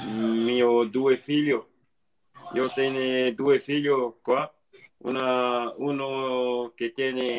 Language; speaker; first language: Italian; non-native, learner; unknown